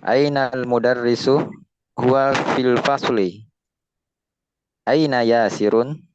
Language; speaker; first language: Arabic; non-native, learner; Indonesian